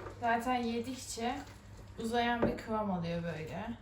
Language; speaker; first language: Turkish; native; Turkish